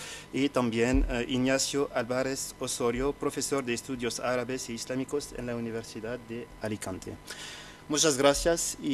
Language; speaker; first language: Spanish; non-native, fluent; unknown